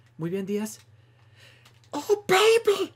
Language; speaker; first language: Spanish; early bilingual, heritage; Spanish